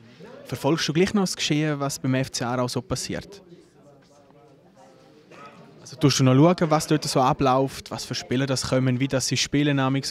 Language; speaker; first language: German; native; German